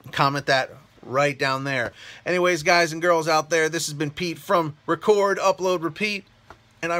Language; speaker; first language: English; native; English